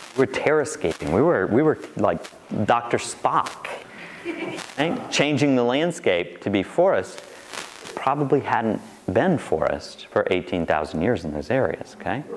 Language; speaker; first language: English; native; English